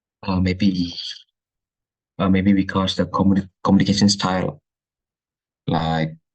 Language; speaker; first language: English; non-native, learner; Indonesian